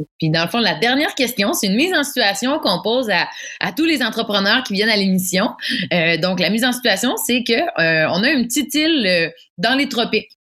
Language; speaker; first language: French; native; French